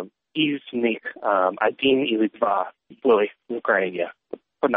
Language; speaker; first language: Russian; non-native, learner; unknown